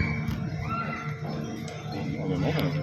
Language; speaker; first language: English; non-native, learner; German